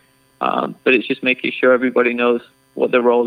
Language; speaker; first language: English; native; English